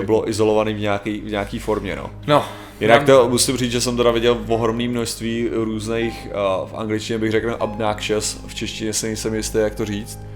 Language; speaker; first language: Czech; native; Czech